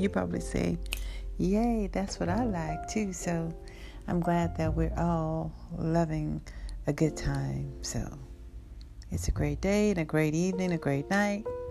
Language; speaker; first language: English; native; English